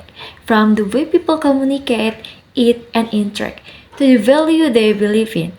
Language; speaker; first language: English; non-native, learner; Indonesian